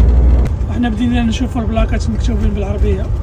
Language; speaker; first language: Arabic; native; Arabic